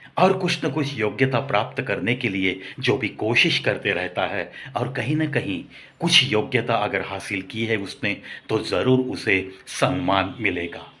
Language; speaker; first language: Hindi; non-native, local second language; Marathi